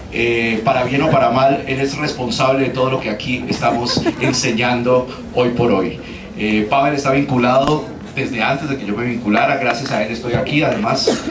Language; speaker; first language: Spanish; native; Spanish